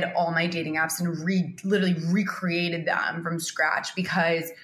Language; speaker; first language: English; early bilingual, other home language; Spanish